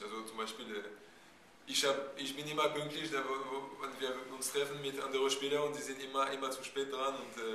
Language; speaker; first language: German; non-native, fluent; French